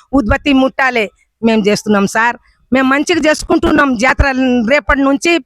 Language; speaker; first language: Telugu; non-native, local second language; Lambadi